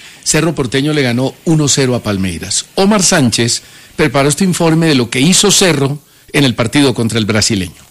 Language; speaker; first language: Spanish; native; Spanish